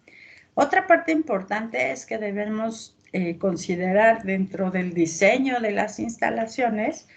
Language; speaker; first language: Spanish; native; Spanish